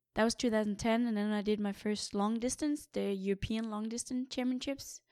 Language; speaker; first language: English; non-native, fluent; Danish